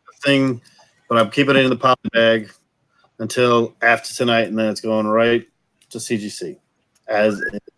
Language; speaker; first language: English; native; English